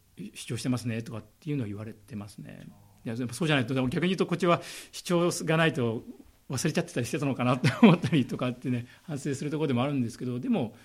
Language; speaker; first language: Japanese; native; Japanese